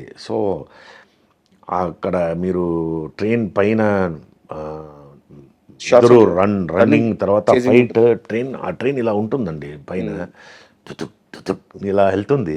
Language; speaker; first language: Telugu; non-native, fluent; Tamil